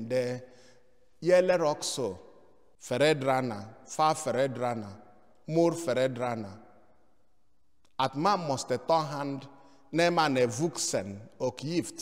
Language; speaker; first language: Swedish; non-native, fluent; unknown